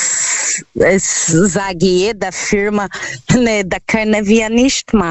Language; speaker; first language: German; non-native, learner; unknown